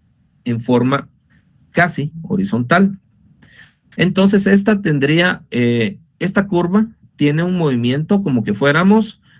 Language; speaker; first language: Spanish; native; Spanish